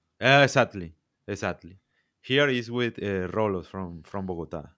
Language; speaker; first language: English; non-native, learner; Spanish